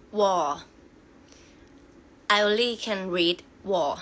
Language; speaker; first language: English; non-native, learner; Thai